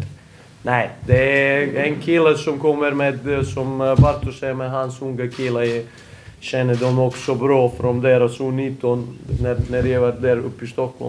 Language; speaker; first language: Swedish; non-native, fluent; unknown